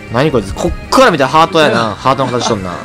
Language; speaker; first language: Japanese; native; Japanese